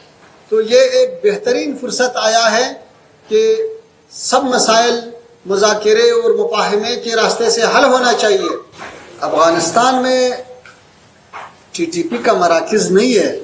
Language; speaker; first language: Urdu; non-native, fluent; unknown